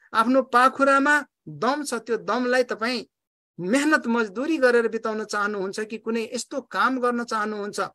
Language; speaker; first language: Nepali; non-native, local second language; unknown